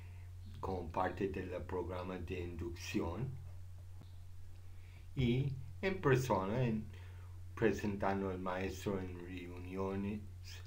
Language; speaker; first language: Spanish; non-native, fluent; English